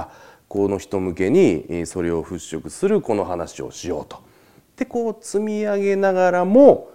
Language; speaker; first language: Japanese; native; Japanese